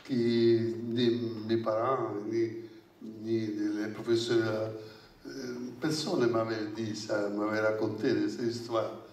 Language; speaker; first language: French; non-native, fluent; Italian